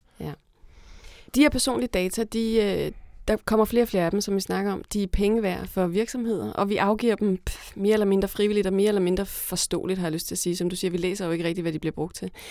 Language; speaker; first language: Danish; native; Danish